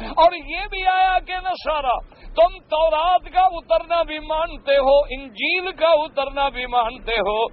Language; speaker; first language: Urdu; non-native, local second language; Punjabi